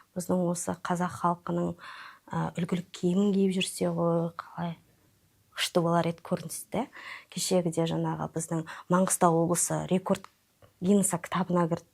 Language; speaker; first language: Kazakh; non-native, local second language; Russian